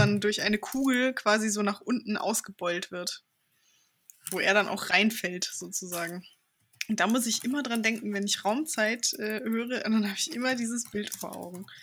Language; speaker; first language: German; native; German